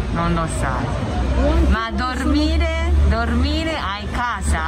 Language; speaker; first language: Italian; non-native, fluent; Japanese